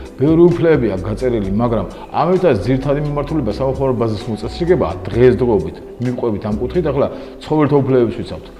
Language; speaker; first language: Georgian; native; Georgian